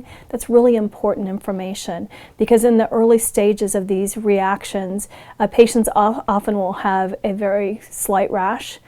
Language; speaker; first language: English; native; English